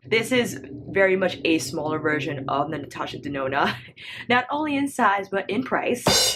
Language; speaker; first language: English; native; English